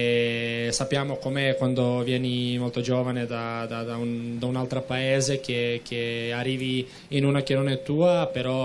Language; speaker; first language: Italian; non-native, fluent; Serbian